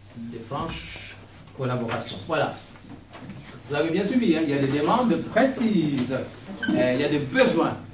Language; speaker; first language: French; non-native, local second language; Kongo